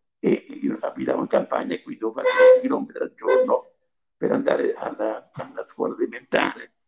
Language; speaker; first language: Italian; native; Italian